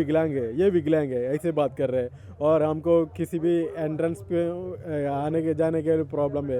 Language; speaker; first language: Hindi; non-native, local second language; Malayalam